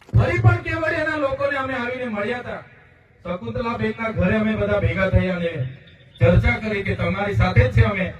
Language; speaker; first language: Gujarati; non-native, local second language; Vasavi